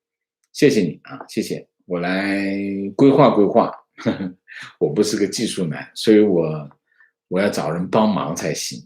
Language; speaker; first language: Chinese; native; Chinese